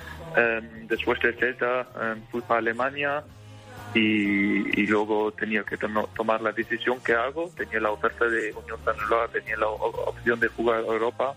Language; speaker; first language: Spanish; early bilingual, heritage; German